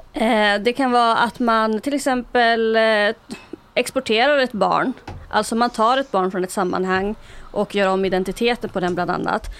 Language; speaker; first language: Swedish; early bilingual, other home language; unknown